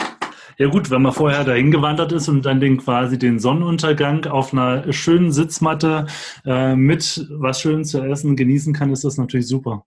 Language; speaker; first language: German; native; German